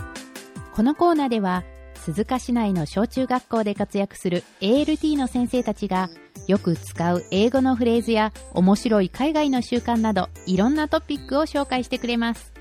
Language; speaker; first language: Japanese; native; Japanese